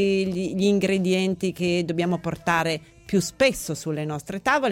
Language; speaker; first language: Italian; native; Italian